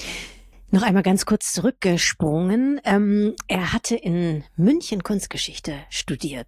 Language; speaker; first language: German; native; German